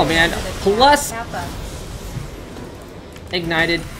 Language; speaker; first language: English; native; English